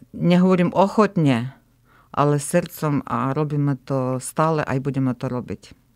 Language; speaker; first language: Slovak; non-native, fluent; Ukrainian